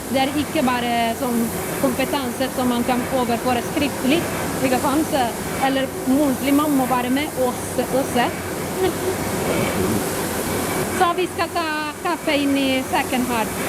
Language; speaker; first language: Norwegian; non-native, fluent; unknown